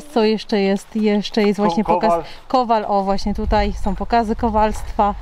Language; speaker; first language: Polish; native; Polish